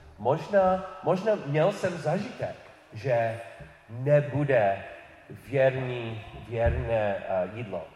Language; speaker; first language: Czech; non-native, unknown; English